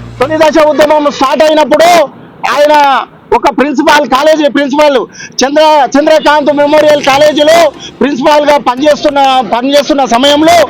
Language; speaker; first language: Telugu; native; Telugu